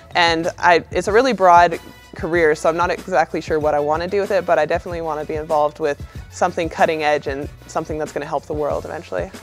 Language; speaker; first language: English; native; English